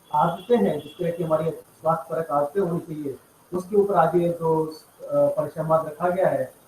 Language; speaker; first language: Hindi; non-native, local second language; Gujarati